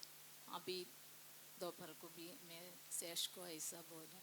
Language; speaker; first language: Hindi; non-native, local second language; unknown